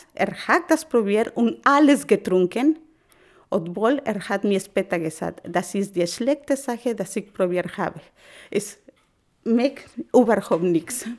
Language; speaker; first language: German; non-native, learner; Spanish